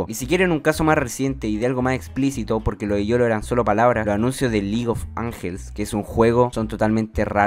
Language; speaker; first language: Spanish; native; Spanish